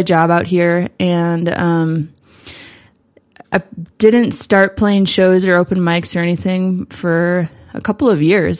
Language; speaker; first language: English; native; English